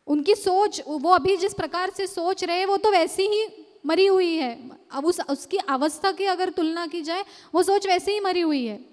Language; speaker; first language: Hindi; non-native, local second language; Marathi